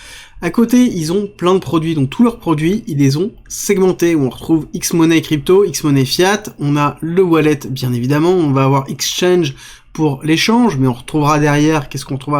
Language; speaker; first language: French; native; French